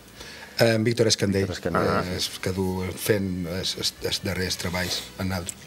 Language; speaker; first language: Catalan; native; Catalan